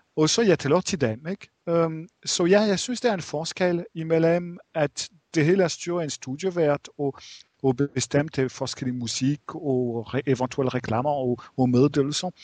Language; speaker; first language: Danish; non-native, fluent; French